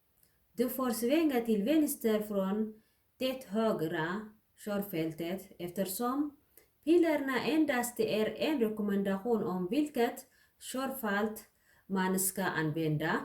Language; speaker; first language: Swedish; non-native, learner; Tigrinya